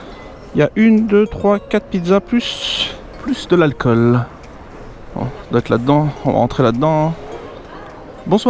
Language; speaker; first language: French; native; French